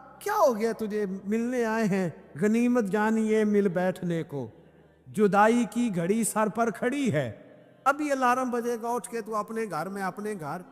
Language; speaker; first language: Urdu; non-native, local second language; Punjabi